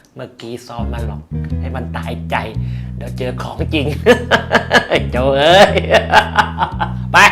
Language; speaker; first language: Thai; native; Thai